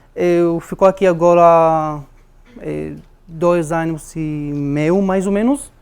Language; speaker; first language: Portuguese; non-native, learner; Arabic